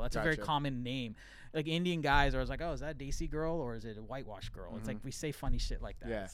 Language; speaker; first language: English; native; English